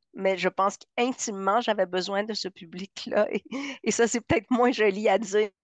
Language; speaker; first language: French; early bilingual, other home language; Spanish